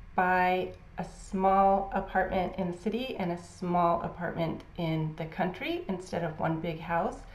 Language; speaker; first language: English; native; English